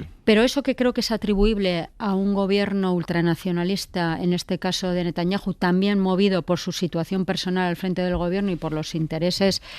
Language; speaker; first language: Spanish; native; Spanish